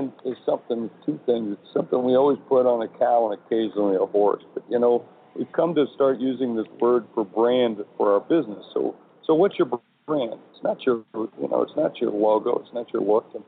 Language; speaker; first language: English; native; English